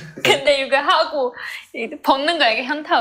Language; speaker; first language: Korean; non-native, fluent; Chinese